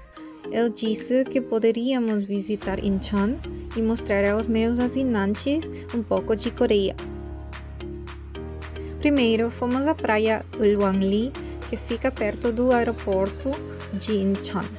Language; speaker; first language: Portuguese; non-native, fluent; Korean